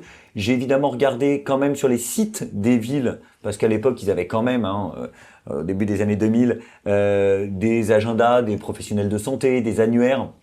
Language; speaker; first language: French; native; French